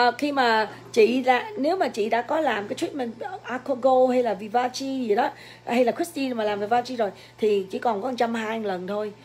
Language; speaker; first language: Vietnamese; early bilingual, other home language; English